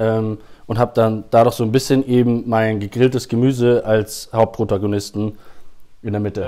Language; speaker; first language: German; native; German